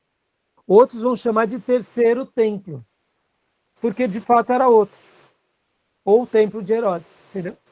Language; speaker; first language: Portuguese; native; Portuguese